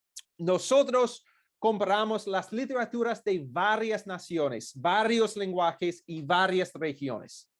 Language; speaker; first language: Spanish; non-native, fluent; English